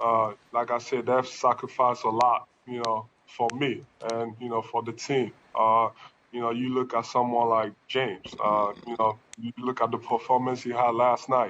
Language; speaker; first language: English; non-native, local second language; French